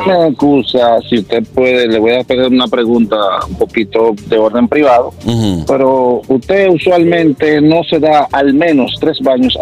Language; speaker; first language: Spanish; native; Spanish